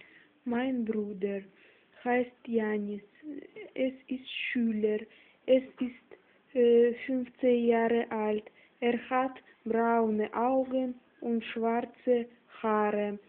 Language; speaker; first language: German; non-native, learner; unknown